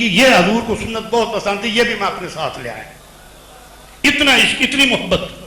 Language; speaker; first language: Urdu; non-native, local second language; Punjabi